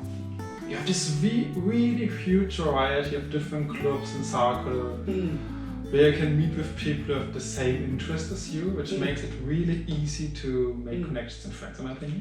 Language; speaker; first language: English; non-native, fluent; German